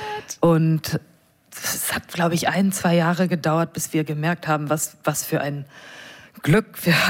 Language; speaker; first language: German; non-native, fluent; English